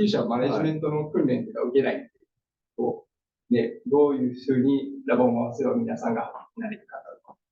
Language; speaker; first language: Japanese; native; Japanese